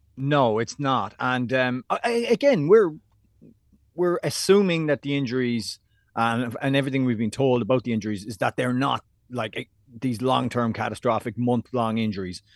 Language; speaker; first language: English; native; English